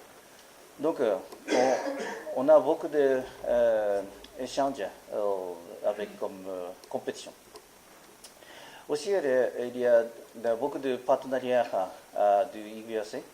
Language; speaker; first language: French; non-native, learner; Japanese